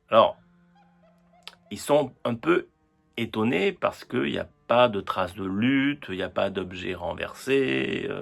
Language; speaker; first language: French; native; French